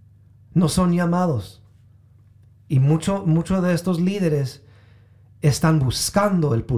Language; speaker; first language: Spanish; early bilingual, heritage; Spanish